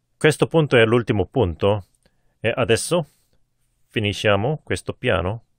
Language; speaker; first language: Italian; non-native, learner; Korean